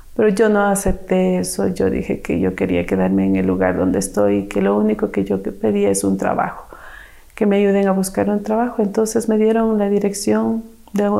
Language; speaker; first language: Spanish; native; Spanish